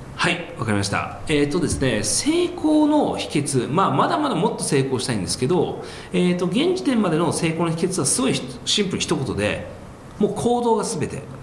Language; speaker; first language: Japanese; early bilingual, heritage; Japanese